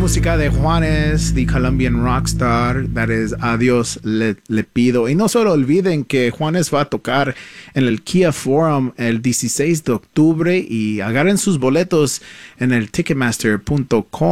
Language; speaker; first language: English; non-native, local second language; Spanish